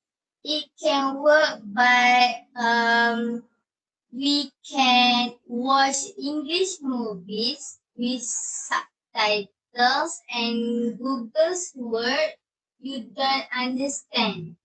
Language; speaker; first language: English; non-native, learner; Malay